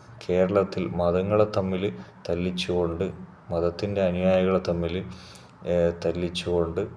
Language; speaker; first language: Malayalam; native; Malayalam